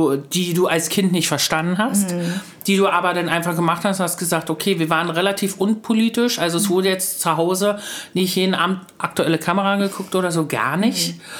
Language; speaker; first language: German; native; German